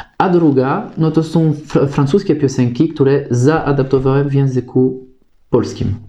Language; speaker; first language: Polish; non-native, fluent; French